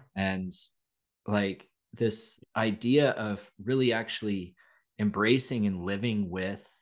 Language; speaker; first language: English; native; English